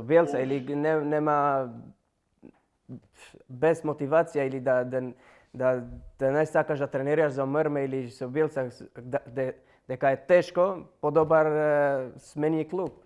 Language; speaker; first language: Macedonian; non-native, learner; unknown